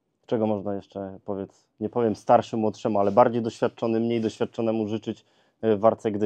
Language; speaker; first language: Polish; native; Polish